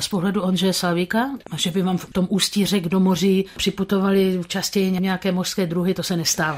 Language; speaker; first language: Czech; native; Czech